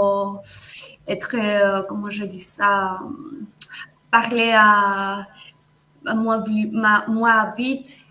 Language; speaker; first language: French; non-native, fluent; Spanish